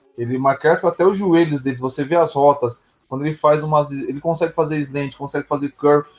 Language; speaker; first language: Portuguese; native; Portuguese